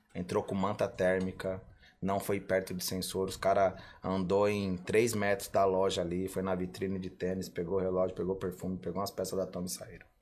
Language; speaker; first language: Portuguese; native; Portuguese